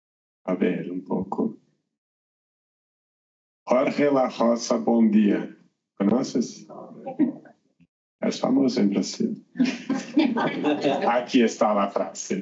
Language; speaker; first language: Spanish; non-native, learner; Portuguese